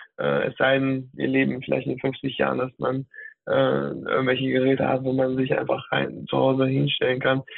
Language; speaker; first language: German; native; German